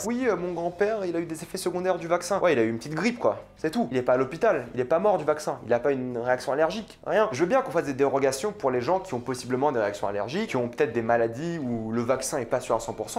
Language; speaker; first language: French; native; French